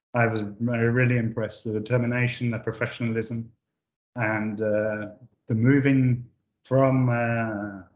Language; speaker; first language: English; native; English